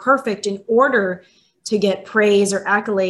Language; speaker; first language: English; native; English